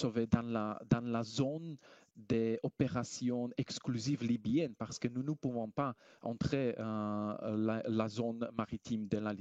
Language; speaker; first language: French; non-native, fluent; Slovak